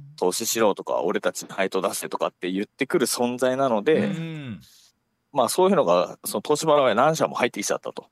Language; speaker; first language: Japanese; native; Japanese